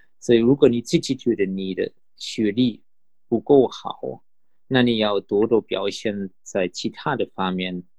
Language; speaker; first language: Chinese; non-native, fluent; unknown